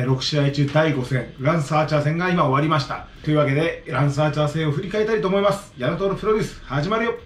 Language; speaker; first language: Japanese; native; Japanese